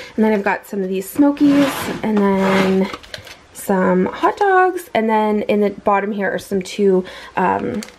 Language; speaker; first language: English; native; English